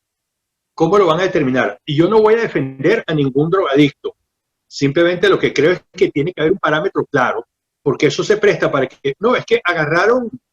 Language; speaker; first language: Spanish; native; Spanish